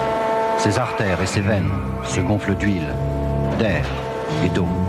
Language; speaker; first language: French; native; French